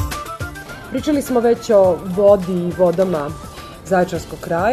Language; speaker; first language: Serbian; native; Serbian